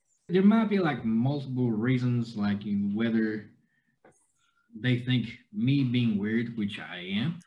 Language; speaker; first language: English; non-native, fluent; Chinese